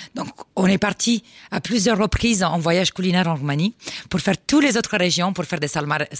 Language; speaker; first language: French; non-native, fluent; Romanian